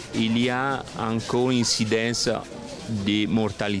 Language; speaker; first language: French; non-native, learner; Italian